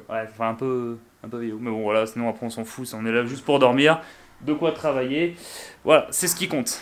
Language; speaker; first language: French; native; French